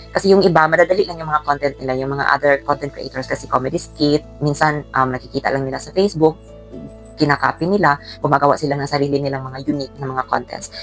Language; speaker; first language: Filipino; non-native, local second language; Cebuano